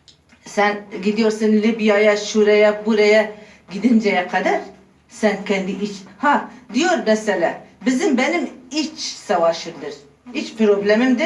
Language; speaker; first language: Turkish; non-native, local second language; Kurdish